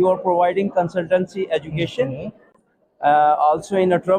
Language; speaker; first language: English; non-native, local second language; Urdu